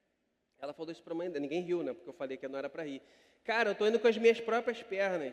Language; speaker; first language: Portuguese; native; Portuguese